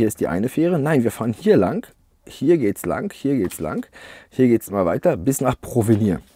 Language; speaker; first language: German; native; German